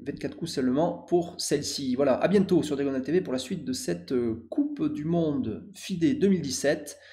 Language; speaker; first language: French; native; French